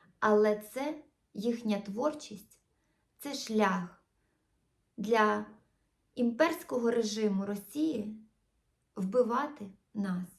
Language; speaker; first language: Ukrainian; non-native, local second language; Russian